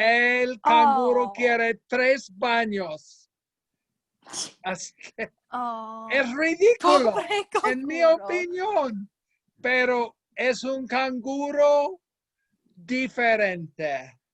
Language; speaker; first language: Spanish; non-native, fluent; English